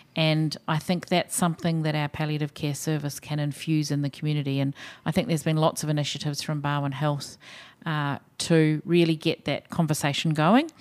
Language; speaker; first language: English; native; English